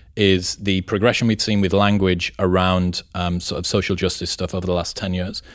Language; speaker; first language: English; native; English